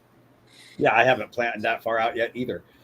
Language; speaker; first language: English; native; English